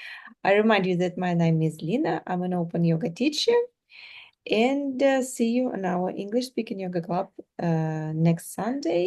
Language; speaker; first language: English; non-native, fluent; Russian